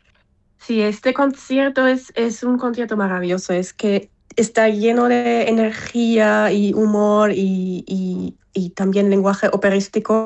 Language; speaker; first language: Spanish; non-native, fluent; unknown